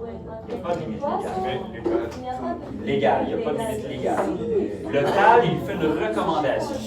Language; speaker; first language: French; native; French